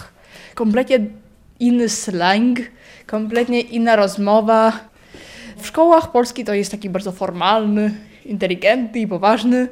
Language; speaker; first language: Polish; non-native, local second language; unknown